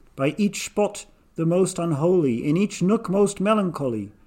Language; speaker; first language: English; non-native, fluent; Dutch